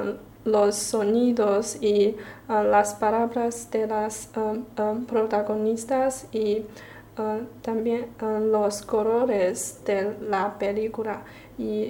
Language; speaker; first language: Spanish; non-native, learner; Chinese